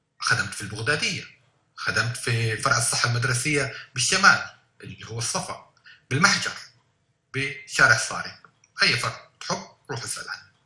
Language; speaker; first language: Arabic; native; Arabic